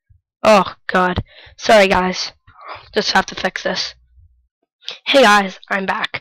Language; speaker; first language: English; native; English